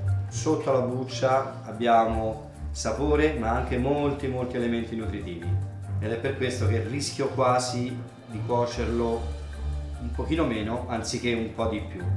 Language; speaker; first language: Italian; native; Italian